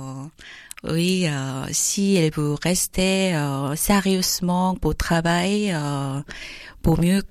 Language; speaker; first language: French; non-native, learner; Korean